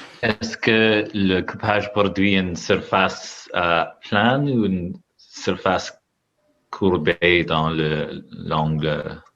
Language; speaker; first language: French; non-native, learner; English